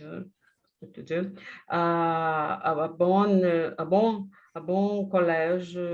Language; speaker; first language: French; non-native, learner; Portuguese